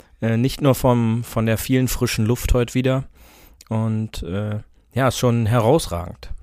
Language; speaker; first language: German; native; German